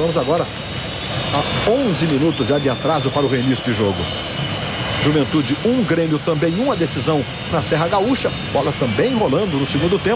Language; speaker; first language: Portuguese; native; Portuguese